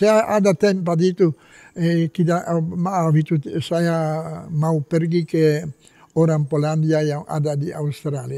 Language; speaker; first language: Indonesian; non-native, fluent; Polish